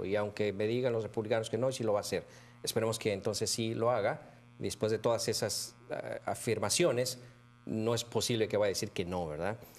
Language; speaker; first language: Spanish; native; Spanish